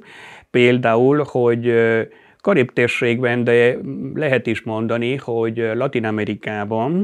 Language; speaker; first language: Hungarian; non-native, fluent; Spanish